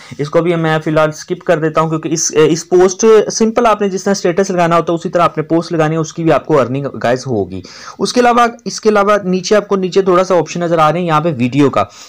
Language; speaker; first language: Urdu; non-native, local second language; Punjabi